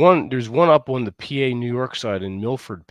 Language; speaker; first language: English; native; English